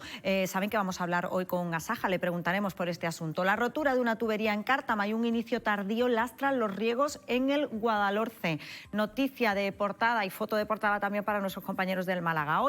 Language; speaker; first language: Spanish; native; Spanish